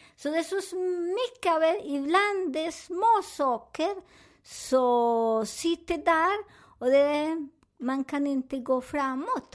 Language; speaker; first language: Swedish; non-native, learner; Spanish